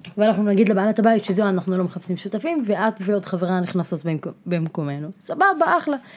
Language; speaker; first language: Hebrew; non-native, local second language; Arabic